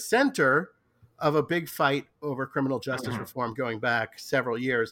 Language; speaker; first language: English; native; English